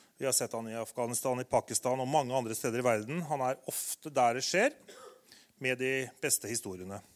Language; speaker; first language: Norwegian; native; Norwegian